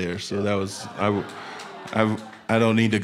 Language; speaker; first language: English; native; English